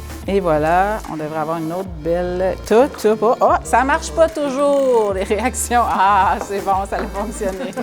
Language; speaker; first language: French; native; French